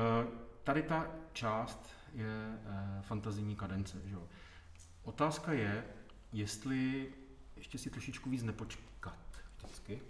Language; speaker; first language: Czech; native; Czech